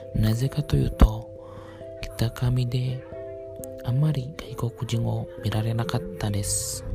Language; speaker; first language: Japanese; non-native, fluent; Indonesian